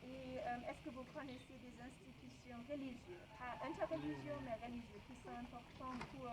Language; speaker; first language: French; non-native, fluent; German